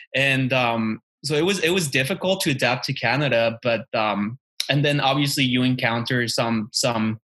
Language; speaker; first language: English; non-native, fluent; Spanish